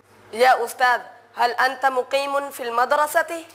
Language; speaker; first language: Arabic; non-native, learner; Urdu